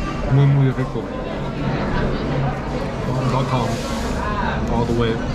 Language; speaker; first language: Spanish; non-native, learner; English